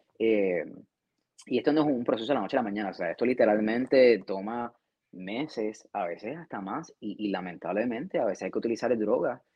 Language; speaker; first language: Spanish; native; Spanish